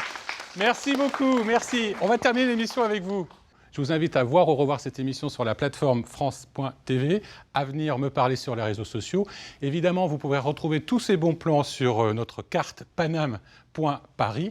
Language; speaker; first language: French; native; French